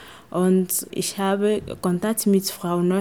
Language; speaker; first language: German; non-native, fluent; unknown